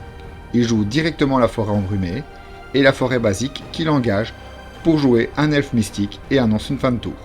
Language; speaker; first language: French; native; French